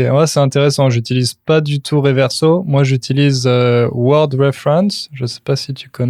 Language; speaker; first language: French; native; French